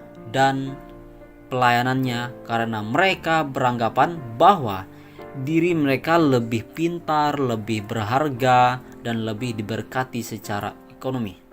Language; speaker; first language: Indonesian; native; Indonesian